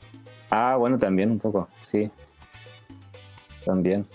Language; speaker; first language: Spanish; native; Spanish